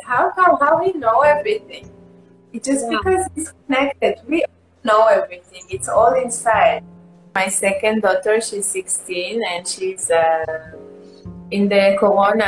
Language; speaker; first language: English; non-native, learner; Hebrew